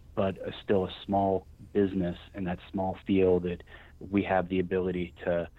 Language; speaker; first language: English; native; English